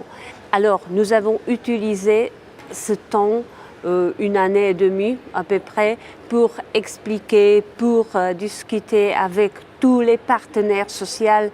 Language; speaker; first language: French; non-native, fluent; Czech